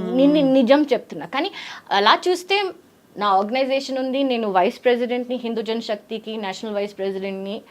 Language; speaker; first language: Telugu; early bilingual, heritage; Telugu